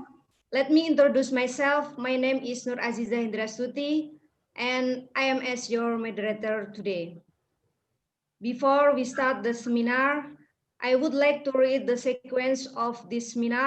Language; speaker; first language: English; non-native, fluent; Indonesian